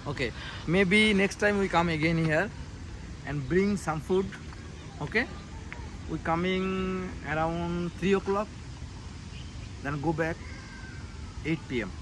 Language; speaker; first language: English; non-native, learner; Bangla